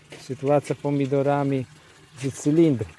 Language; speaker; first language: Polish; non-native, learner; Italian